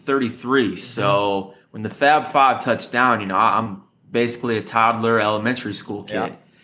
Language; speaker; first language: English; native; English